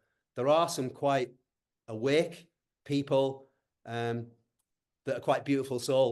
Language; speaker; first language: English; native; English